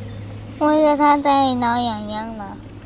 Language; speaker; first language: Chinese; early bilingual, heritage; Chinese